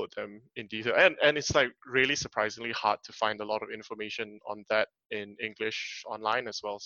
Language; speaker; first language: English; native; English